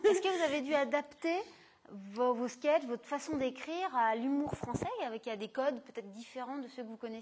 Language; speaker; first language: French; native; French